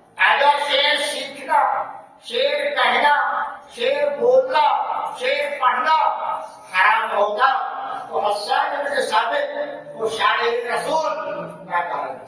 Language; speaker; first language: Urdu; native; Urdu